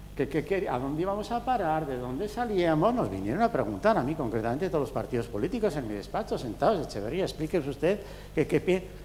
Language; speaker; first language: Spanish; native; Spanish